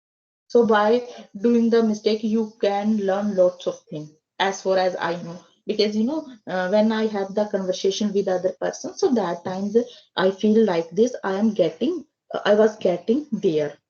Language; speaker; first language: English; non-native, learner; Hindi